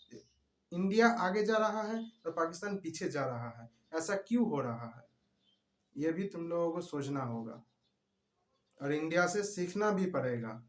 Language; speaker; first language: Hindi; non-native, local second language; Bangla